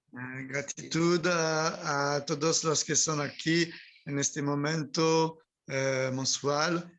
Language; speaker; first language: Spanish; non-native, learner; French